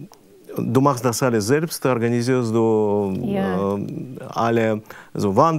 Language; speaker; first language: German; non-native, fluent; Russian